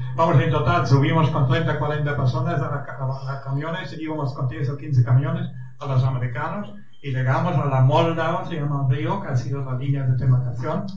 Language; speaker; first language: Spanish; non-native, fluent; German